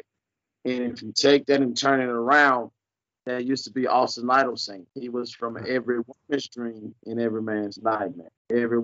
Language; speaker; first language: English; native; English